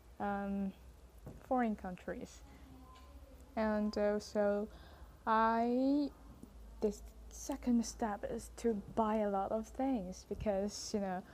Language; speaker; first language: English; non-native, learner; Chinese